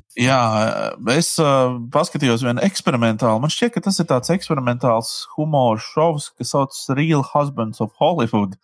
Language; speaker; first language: Latvian; native; Latvian